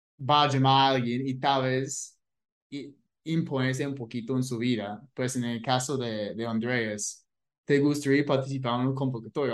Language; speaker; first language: Spanish; non-native, fluent; English